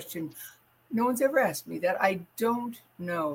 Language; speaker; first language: English; native; English